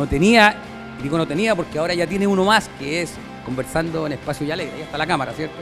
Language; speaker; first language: Spanish; native; Spanish